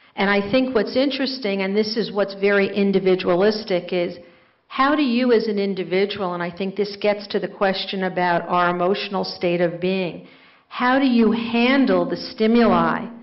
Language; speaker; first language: English; native; English